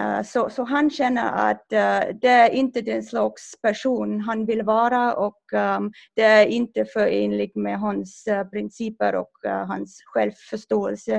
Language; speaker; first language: Swedish; non-native, fluent; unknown